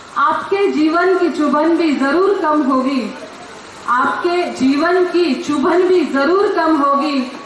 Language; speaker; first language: Hindi; non-native, local second language; Marathi